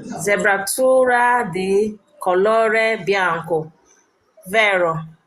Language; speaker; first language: Italian; non-native, learner; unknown